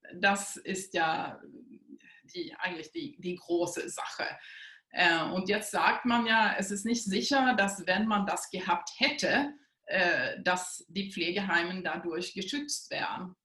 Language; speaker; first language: German; non-native, fluent; Swedish